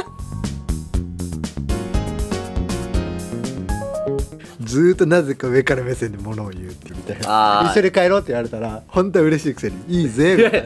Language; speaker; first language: Japanese; native; Japanese